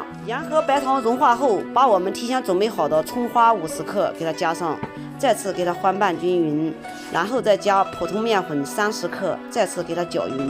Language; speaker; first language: Chinese; native; Chinese